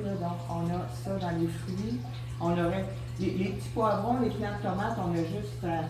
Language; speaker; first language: French; native; French